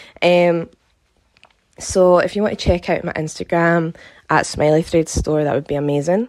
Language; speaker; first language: English; native; English